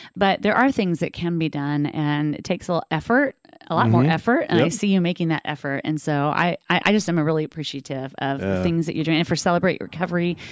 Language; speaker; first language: English; native; English